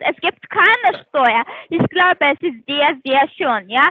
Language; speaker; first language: German; non-native, learner; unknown